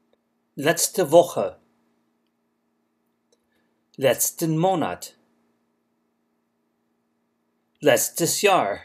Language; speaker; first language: German; non-native, fluent; English